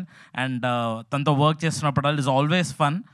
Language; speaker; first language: Telugu; native; Telugu